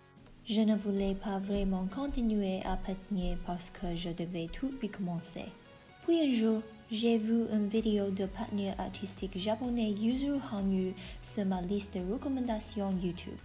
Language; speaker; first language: French; non-native, learner; Chinese